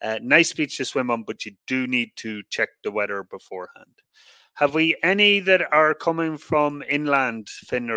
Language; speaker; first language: English; native; English